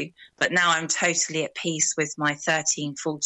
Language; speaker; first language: English; native; English